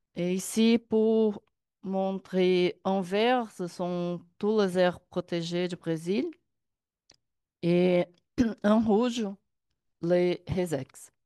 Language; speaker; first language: French; non-native, learner; Portuguese